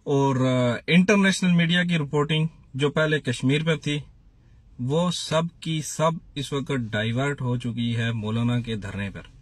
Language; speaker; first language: Urdu; non-native, local second language; Punjabi